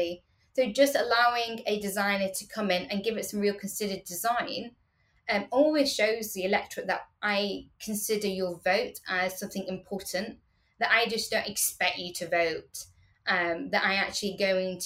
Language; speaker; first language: English; native; English